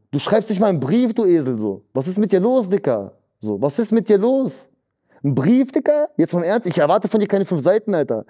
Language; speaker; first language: German; early bilingual, other home language; Russian